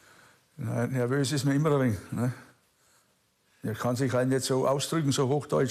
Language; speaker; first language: German; native; German